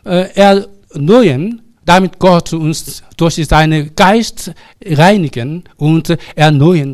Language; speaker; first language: German; non-native, learner; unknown